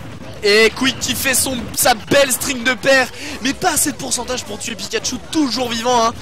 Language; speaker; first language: French; native; French